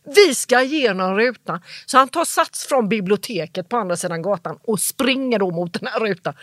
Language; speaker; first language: Swedish; native; Swedish